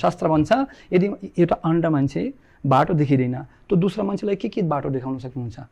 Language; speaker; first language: Nepali; non-native, fluent; Russian